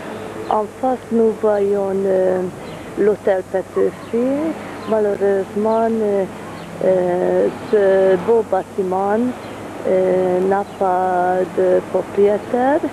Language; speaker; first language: French; non-native, fluent; Hungarian